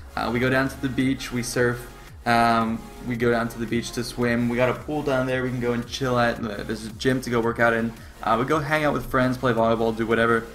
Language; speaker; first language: English; native; English